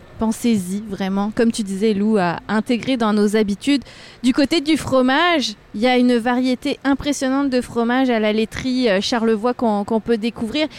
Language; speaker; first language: French; native; French